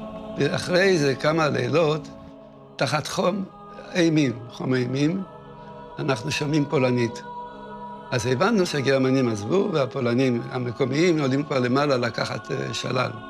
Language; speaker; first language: Hebrew; non-native, fluent; Yiddish